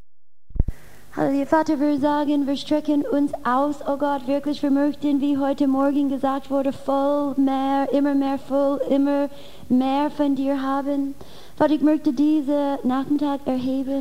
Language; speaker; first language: German; non-native, fluent; English